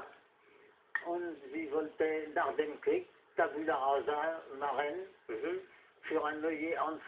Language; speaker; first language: German; non-native, fluent; French